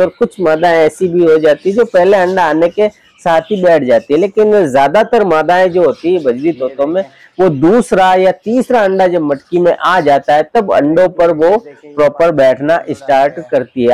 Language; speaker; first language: Hindi; native; Hindi